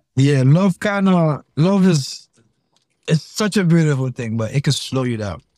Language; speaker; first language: English; non-native, local second language; Wolof